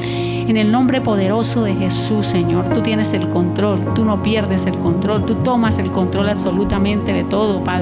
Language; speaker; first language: Spanish; native; Spanish